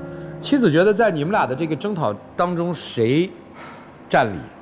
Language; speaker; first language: Chinese; native; Chinese